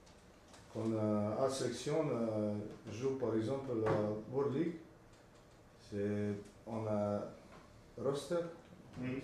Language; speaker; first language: French; non-native, learner; Slovenian